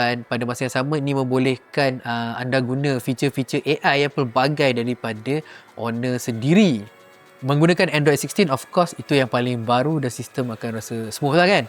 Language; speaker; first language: Malay; native; Malay